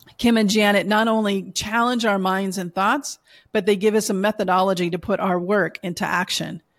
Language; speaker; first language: English; native; English